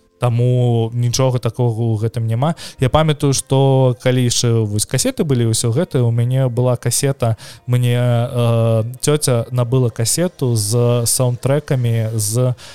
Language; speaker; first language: Belarusian; non-native, local second language; Russian